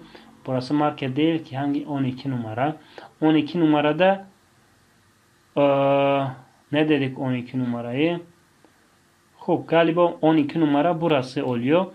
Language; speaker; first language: Turkish; non-native, fluent; Tajik